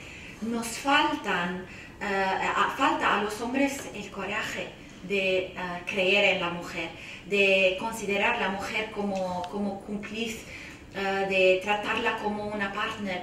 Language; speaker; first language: Spanish; non-native, fluent; Arabic